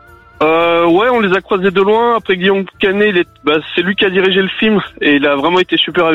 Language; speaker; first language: French; native; French